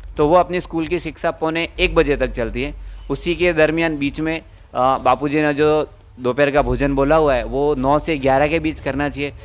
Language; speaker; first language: Hindi; non-native, local second language; Gujarati